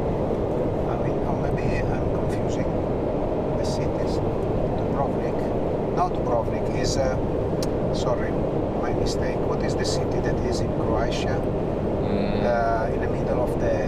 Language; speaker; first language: English; non-native, learner; Italian